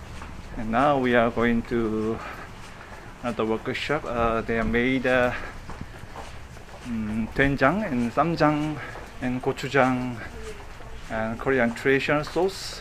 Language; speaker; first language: English; non-native, fluent; Korean